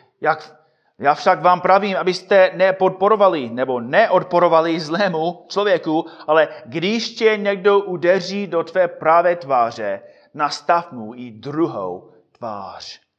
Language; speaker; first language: Czech; non-native, fluent; English